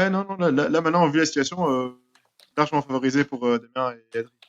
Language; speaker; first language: French; native; French